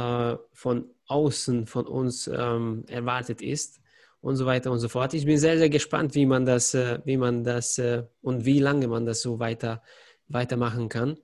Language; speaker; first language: German; non-native, fluent; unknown